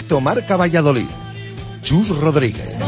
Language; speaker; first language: Spanish; native; Spanish